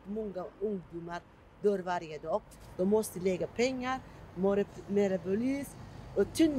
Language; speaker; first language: Swedish; non-native, learner; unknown